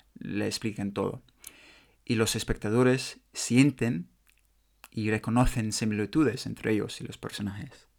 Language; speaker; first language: Spanish; non-native, learner; English